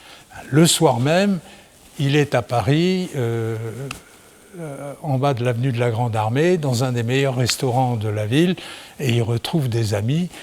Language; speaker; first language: French; native; French